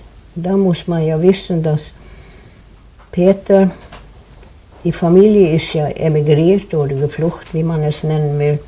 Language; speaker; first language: German; non-native, fluent; Swedish